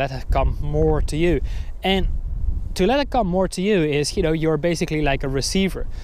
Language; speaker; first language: English; non-native, fluent; Dutch